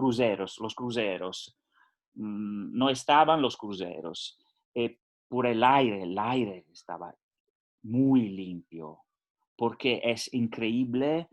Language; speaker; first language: Spanish; non-native, learner; Italian